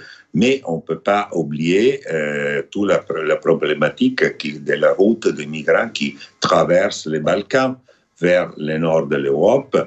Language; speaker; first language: French; non-native, fluent; Italian